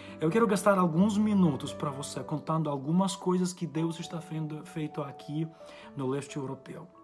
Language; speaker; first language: Portuguese; non-native, fluent; Ukrainian